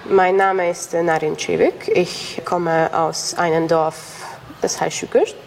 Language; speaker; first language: German; non-native, local second language; Hungarian